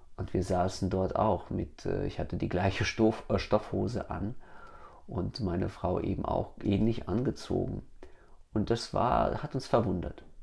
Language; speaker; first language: German; early bilingual, other home language; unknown